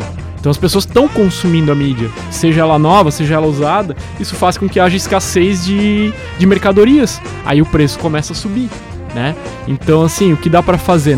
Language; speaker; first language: Portuguese; native; Portuguese